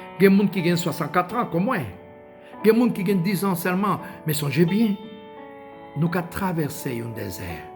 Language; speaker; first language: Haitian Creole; non-native, fluent; Spanish